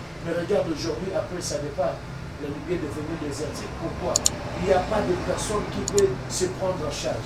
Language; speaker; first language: French; non-native, local second language; Lingala